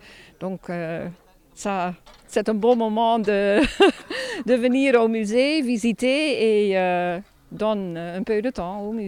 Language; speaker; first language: French; non-native, fluent; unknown